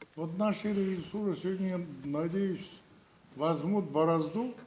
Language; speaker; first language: Russian; non-native, local second language; Kazakh